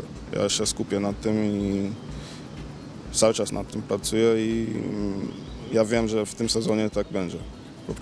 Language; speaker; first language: Polish; early bilingual, other home language; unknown